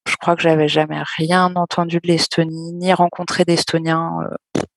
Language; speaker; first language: French; native; French